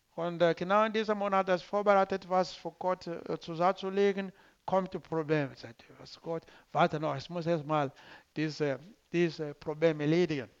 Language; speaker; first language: German; non-native, learner; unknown